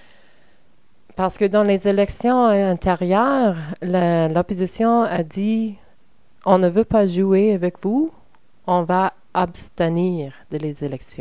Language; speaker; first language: French; non-native, learner; English